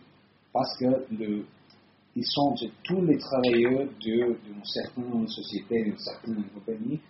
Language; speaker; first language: French; non-native, fluent; Italian